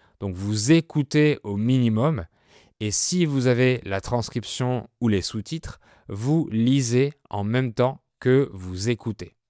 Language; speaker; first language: French; native; French